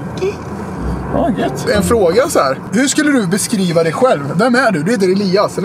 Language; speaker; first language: Swedish; native; Swedish